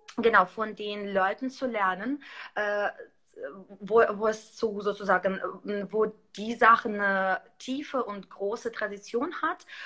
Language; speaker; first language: German; non-native, fluent; Russian